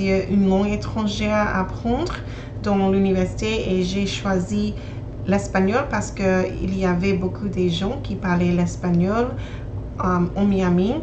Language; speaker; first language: French; non-native, learner; English